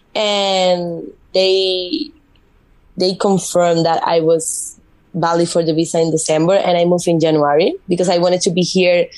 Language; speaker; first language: English; non-native, fluent; Spanish